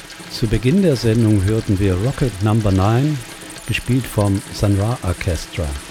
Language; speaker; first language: German; native; German